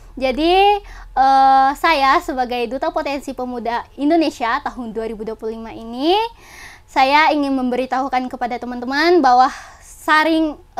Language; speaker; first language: Indonesian; native; Indonesian